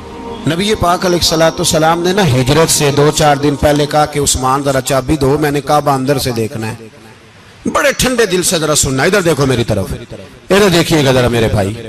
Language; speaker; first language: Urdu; non-native, local second language; Punjabi